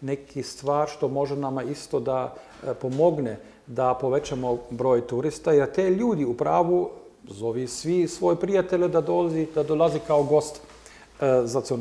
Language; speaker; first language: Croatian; non-native, learner; German